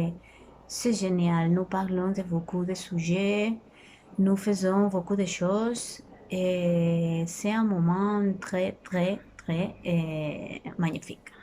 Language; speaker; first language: French; non-native, fluent; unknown